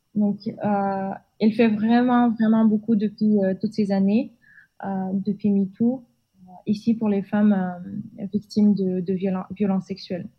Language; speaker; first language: French; non-native, fluent; Russian